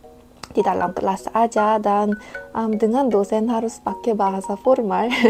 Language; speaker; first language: Indonesian; non-native, fluent; Korean